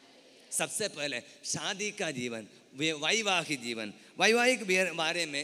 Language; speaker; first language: Hindi; non-native, local second language; Malayalam